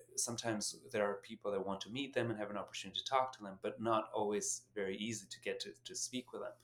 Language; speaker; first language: English; non-native, fluent; Albanian